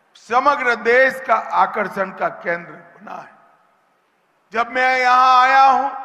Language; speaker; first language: Hindi; non-native, local second language; Gujarati